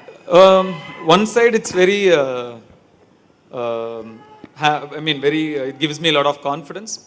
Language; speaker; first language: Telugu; non-native, learner; Tamil